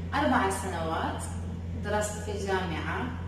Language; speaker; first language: Arabic; non-native, learner; Turkish